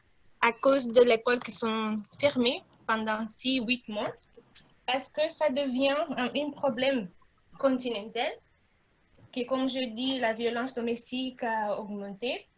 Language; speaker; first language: French; non-native, local second language; Portuguese